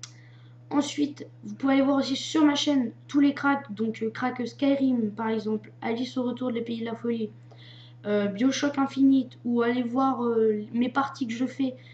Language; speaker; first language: French; native; French